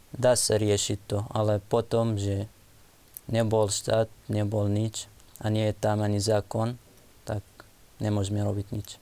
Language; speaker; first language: Slovak; non-native, learner; Arabic